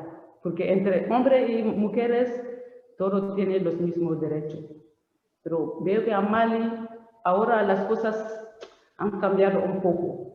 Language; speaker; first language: Spanish; non-native, learner; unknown